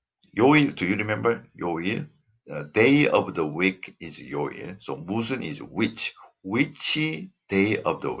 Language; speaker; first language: English; non-native, fluent; Korean